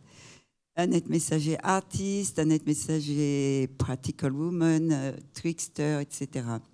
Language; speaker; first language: English; non-native, fluent; French